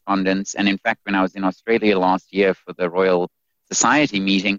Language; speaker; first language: English; native; English